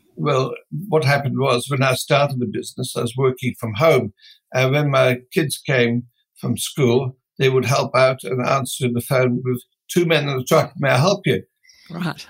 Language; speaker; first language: English; non-native, fluent; Dutch